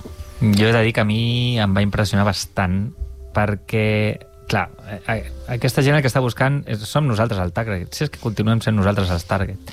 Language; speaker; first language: Catalan; native; Catalan